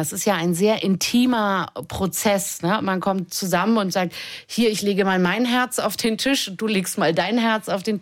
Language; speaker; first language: German; native; German